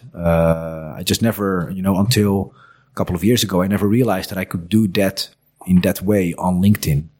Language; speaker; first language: English; non-native, fluent; Dutch